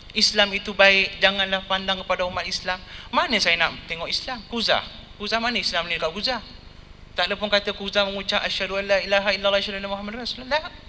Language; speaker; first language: Malay; non-native, local second language; Tamil